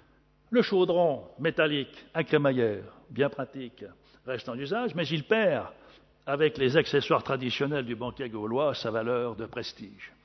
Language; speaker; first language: French; native; French